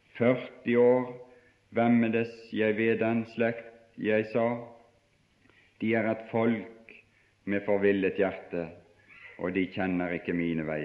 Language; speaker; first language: Norwegian; native; Norwegian